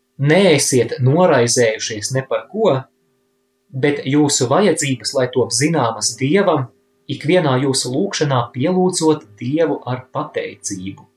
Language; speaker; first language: Latvian; native; Latvian